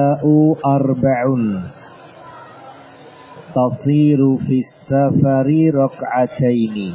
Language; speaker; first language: Arabic; non-native, fluent; Indonesian